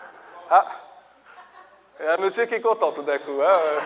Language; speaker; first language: French; native; French